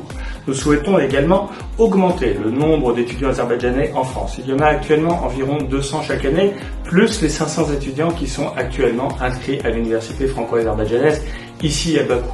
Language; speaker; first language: French; native; French